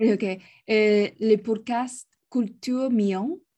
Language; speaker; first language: French; non-native, learner; Spanish